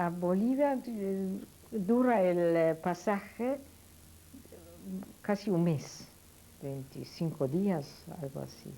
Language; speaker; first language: Spanish; non-native, fluent; Yiddish